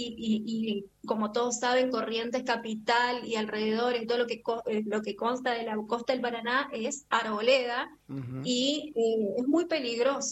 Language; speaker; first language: Spanish; native; Spanish